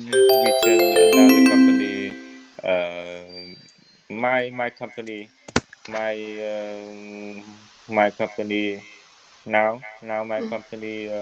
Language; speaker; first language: English; non-native, learner; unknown